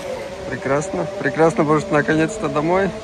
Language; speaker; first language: Russian; non-native, local second language; Latvian